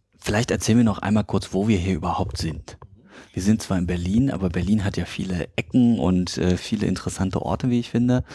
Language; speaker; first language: German; native; German